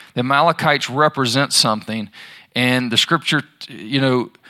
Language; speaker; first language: English; native; English